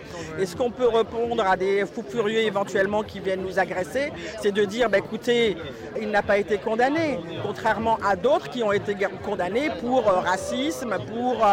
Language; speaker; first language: French; native; French